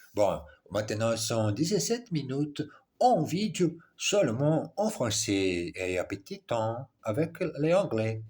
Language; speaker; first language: French; non-native, learner; Portuguese